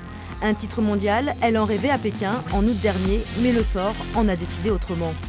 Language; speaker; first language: French; native; French